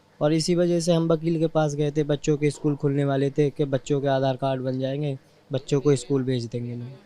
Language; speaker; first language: Hindi; native; Hindi